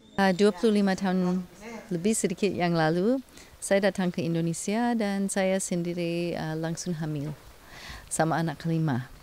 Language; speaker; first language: Indonesian; non-native, fluent; English